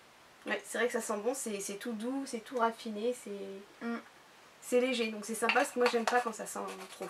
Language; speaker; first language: French; native; French